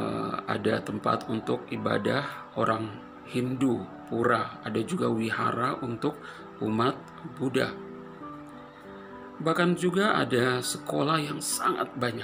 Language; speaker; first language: Indonesian; non-native, fluent; Persian